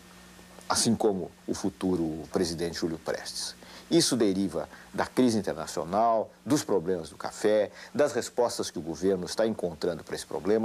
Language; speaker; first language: Portuguese; native; Portuguese